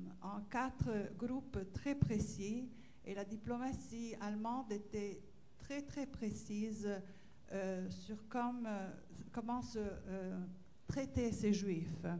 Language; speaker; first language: French; non-native, fluent; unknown